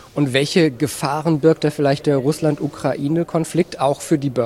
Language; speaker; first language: German; native; German